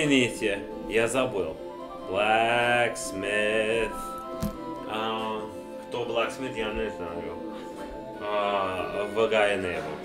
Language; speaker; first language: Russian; non-native, learner; English